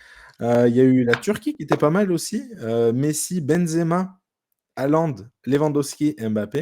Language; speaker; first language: French; native; French